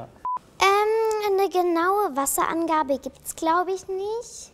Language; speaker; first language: German; native; German